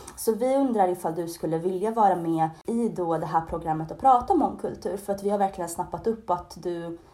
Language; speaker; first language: Swedish; early bilingual, other home language; Hungarian